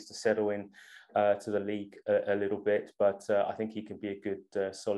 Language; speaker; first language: English; native; English